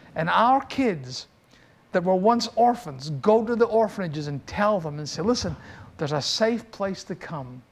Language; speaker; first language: English; native; English